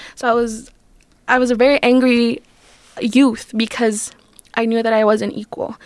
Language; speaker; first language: English; early bilingual, other home language; Spanish